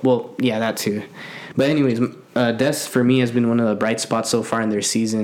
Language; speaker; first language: English; early bilingual, other home language; Spanish